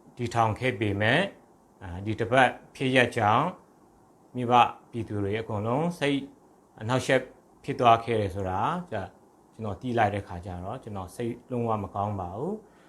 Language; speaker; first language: Burmese; non-native, local second language; Hakha Chin